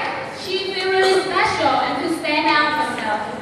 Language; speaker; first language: English; non-native, learner; Vietnamese